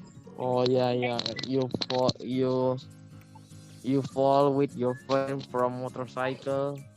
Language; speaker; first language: English; non-native, learner; Indonesian